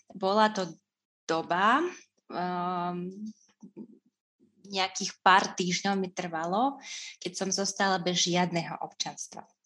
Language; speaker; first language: Slovak; non-native, fluent; Russian